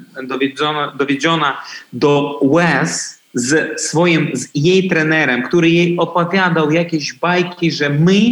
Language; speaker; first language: Polish; non-native, fluent; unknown